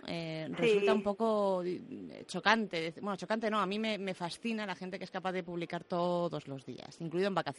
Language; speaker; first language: Spanish; native; Spanish